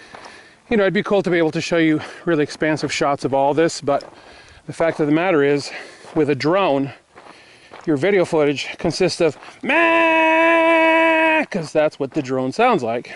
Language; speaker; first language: English; native; English